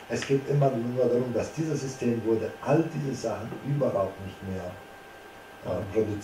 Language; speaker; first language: German; non-native, fluent; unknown